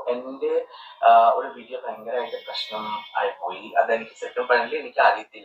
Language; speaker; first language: Malayalam; non-native, fluent; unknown